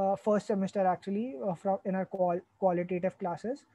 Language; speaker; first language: English; non-native, local second language; Hindi